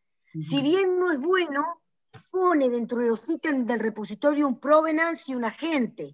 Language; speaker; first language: Spanish; native; Spanish